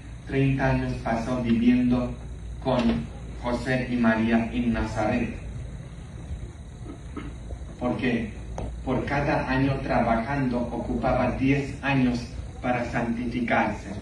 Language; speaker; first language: Spanish; non-native, fluent; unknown